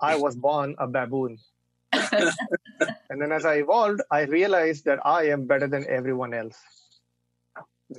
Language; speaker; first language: English; non-native, local second language; Marathi